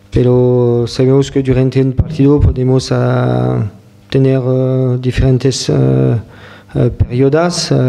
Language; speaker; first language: Spanish; non-native, fluent; French